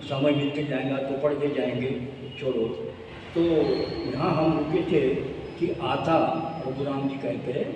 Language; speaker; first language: Hindi; non-native, local second language; Marathi